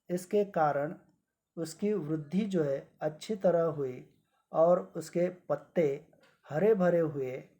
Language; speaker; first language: Hindi; non-native, local second language; Marathi